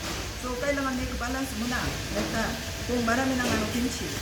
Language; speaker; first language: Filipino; non-native, learner; Korean